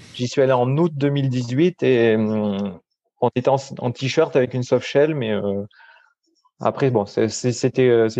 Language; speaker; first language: French; native; French